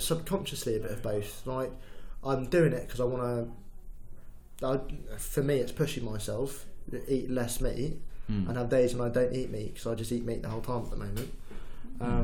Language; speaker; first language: English; native; English